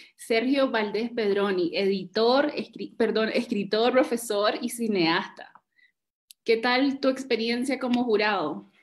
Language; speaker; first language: Spanish; native; Spanish